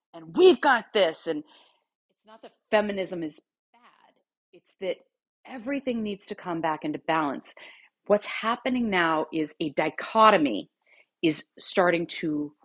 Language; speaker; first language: English; native; English